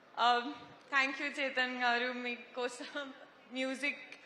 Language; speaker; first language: Telugu; non-native, learner; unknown